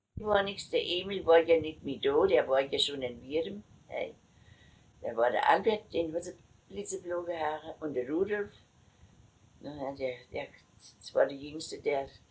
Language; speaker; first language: German; native; German